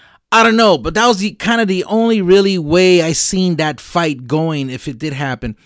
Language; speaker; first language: English; early bilingual, other home language; Spanish